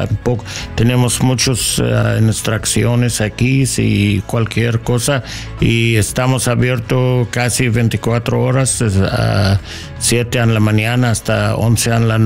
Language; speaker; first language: Spanish; non-native, learner; English